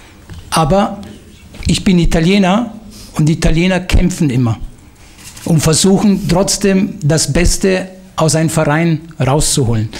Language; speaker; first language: German; non-native, fluent; Italian